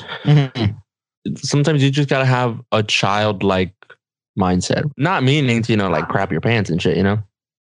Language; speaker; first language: English; non-native, fluent; Spanish